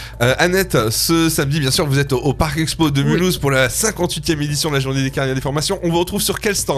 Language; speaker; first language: French; native; French